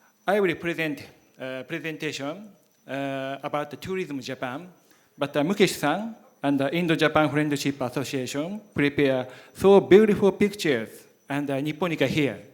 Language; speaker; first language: English; non-native, learner; Japanese